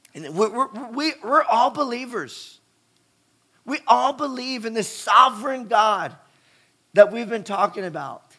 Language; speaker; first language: English; native; English